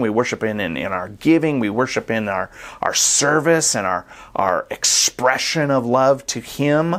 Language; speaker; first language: English; native; English